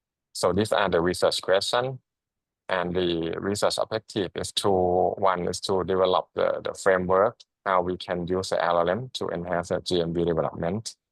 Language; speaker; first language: English; non-native, fluent; Thai